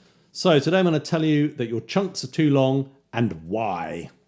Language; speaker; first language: English; native; English